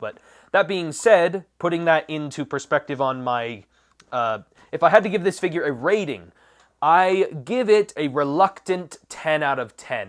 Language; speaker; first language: English; native; English